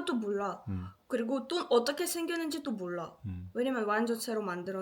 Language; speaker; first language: Korean; non-native, fluent; Russian